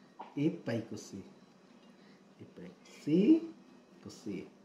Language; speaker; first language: Italian; non-native, learner; Filipino